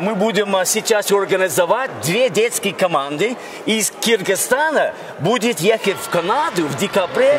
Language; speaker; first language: Russian; non-native, fluent; English